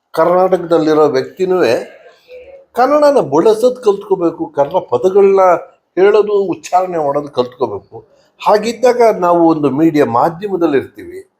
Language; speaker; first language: Kannada; native; Kannada